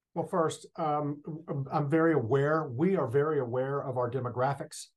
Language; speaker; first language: English; native; English